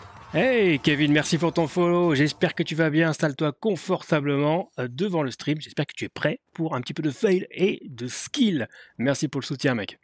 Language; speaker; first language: French; native; French